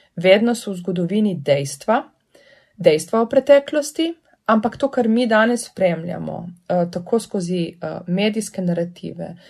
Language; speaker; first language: Slovenian; native; Slovenian